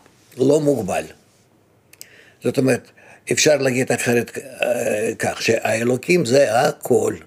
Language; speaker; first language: Hebrew; non-native, fluent; Russian